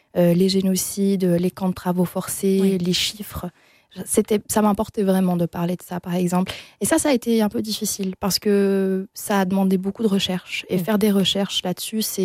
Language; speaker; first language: French; native; French